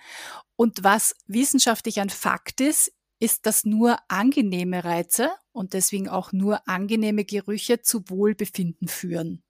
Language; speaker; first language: German; native; German